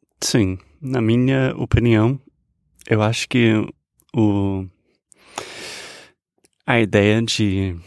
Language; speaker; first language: Portuguese; non-native, fluent; English